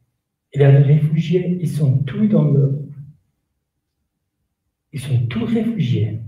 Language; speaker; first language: French; non-native, learner; Kurdish